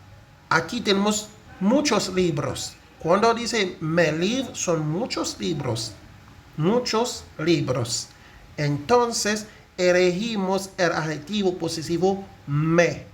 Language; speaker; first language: Spanish; non-native, fluent; Haitian Creole